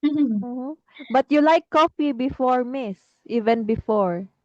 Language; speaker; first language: English; non-native, fluent; Filipino